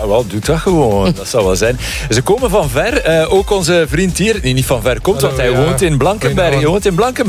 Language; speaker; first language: Dutch; native; Dutch